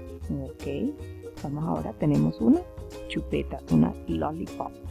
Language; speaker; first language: Spanish; native; Spanish